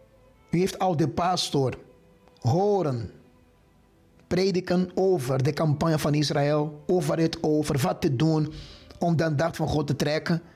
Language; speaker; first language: Dutch; non-native, fluent; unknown